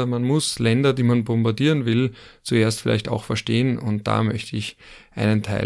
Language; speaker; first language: German; native; German